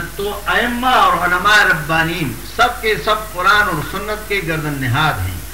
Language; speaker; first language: Urdu; non-native, local second language; Pashto